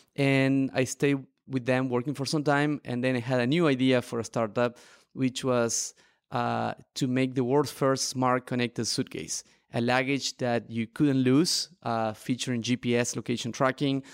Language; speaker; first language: English; non-native, fluent; Spanish